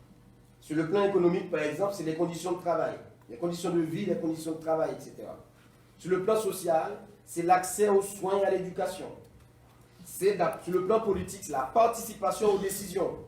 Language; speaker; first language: French; non-native, local second language; Haitian Creole